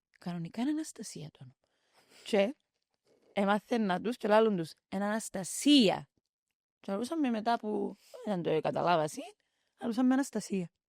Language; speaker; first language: Greek; native; Greek